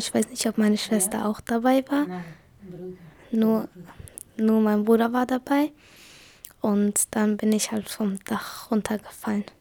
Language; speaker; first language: German; early bilingual, other home language; Kurdish